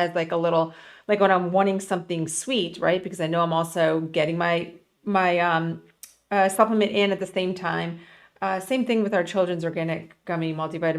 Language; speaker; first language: English; native; English